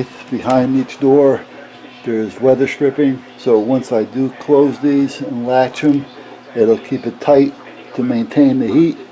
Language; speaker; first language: English; native; English